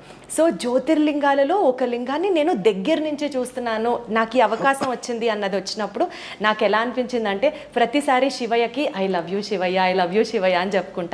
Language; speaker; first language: Telugu; native; Telugu